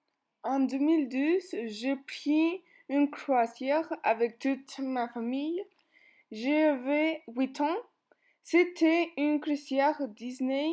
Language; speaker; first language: French; non-native, learner; Spanish